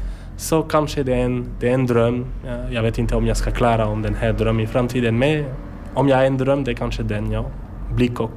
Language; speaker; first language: Swedish; non-native, learner; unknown